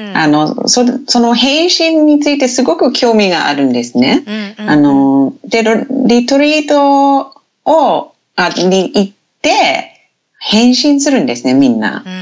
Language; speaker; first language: Japanese; non-native, fluent; English